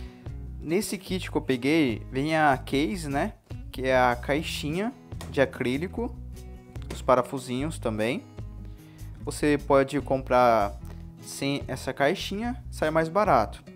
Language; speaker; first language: Portuguese; native; Portuguese